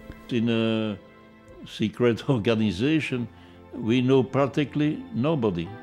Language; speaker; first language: English; non-native, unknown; French